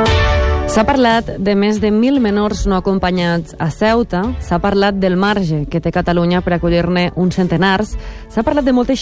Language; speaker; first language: Catalan; native; Catalan